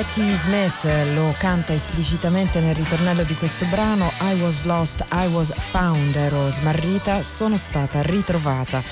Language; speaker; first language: Italian; native; Italian